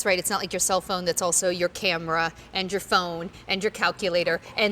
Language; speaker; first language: English; native; English